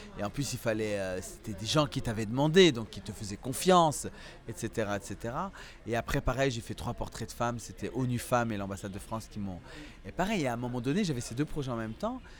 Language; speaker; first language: French; early bilingual, other home language; Central Atlas Tamazight